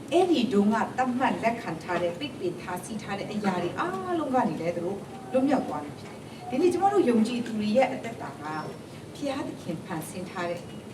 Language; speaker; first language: Burmese; non-native, local second language; Kachin